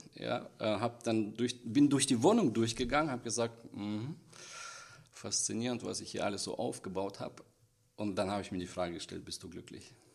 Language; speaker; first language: German; non-native, fluent; Russian